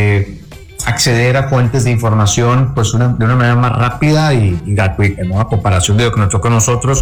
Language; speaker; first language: Spanish; native; Spanish